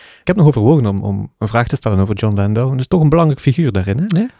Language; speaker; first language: Dutch; native; Dutch